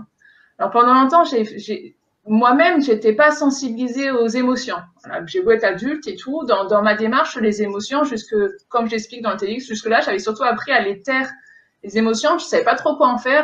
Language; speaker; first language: French; native; French